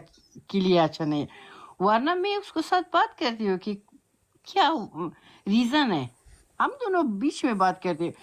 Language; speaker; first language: Hindi; non-native, learner; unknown